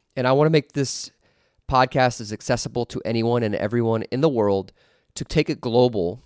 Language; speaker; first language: English; native; English